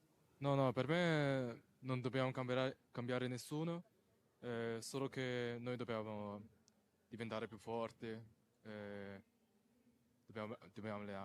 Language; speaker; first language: Italian; non-native, learner; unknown